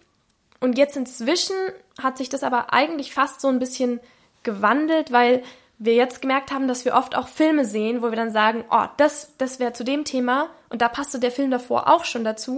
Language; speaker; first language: German; native; German